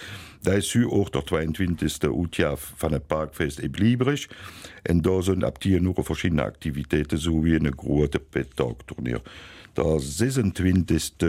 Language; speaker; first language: German; native; German